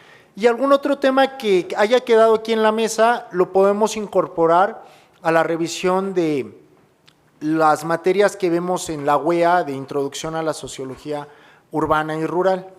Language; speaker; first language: Spanish; native; Spanish